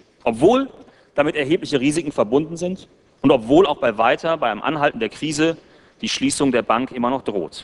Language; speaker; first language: German; native; German